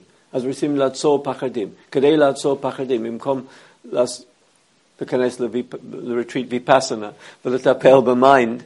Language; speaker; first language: Hebrew; non-native, fluent; English